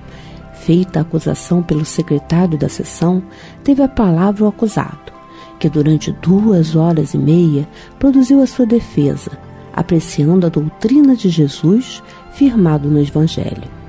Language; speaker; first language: Portuguese; native; Portuguese